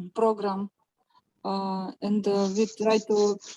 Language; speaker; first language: English; non-native, learner; Russian